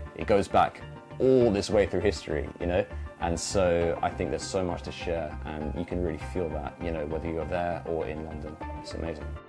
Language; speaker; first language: English; early bilingual, other home language; Chinese